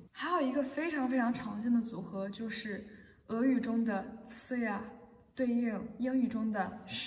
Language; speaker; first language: Chinese; native; Chinese